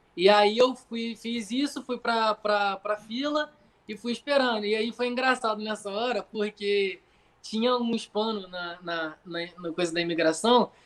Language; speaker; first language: Portuguese; native; Portuguese